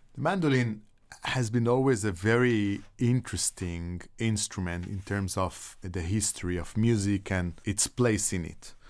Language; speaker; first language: English; non-native, fluent; Hebrew